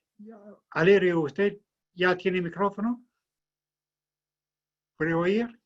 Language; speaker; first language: Spanish; non-native, fluent; English